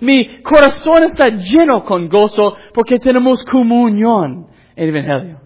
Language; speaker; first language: Spanish; non-native, learner; English